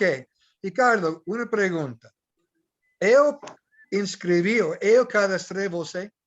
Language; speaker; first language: Portuguese; non-native, learner; English